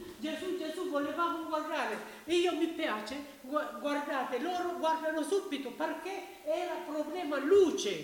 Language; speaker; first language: Italian; non-native, learner; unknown